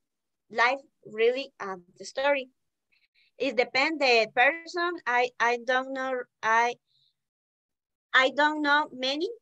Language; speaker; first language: English; non-native, learner; Spanish